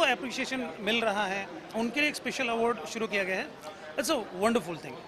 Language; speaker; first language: Hindi; native; Hindi